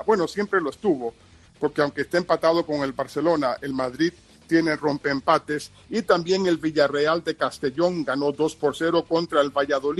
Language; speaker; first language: Spanish; native; Spanish